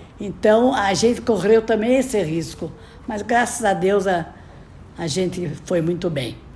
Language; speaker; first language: Portuguese; native; Portuguese